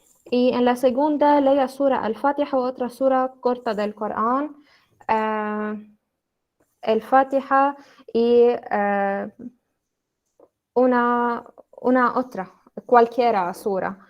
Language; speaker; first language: Spanish; non-native, learner; Arabic